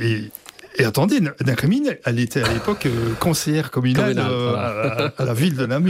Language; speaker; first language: French; native; French